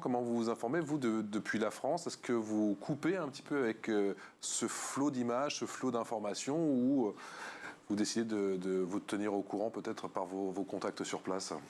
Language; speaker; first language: French; native; French